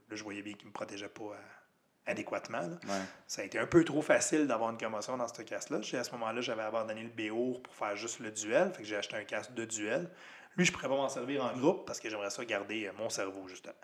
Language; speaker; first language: French; native; French